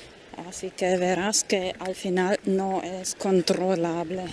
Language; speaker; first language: Spanish; non-native, fluent; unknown